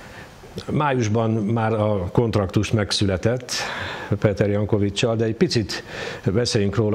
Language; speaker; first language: Hungarian; native; Hungarian